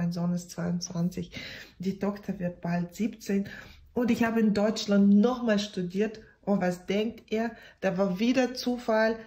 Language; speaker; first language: German; non-native, fluent; Russian